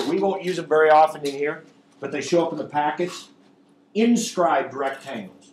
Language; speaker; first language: English; native; English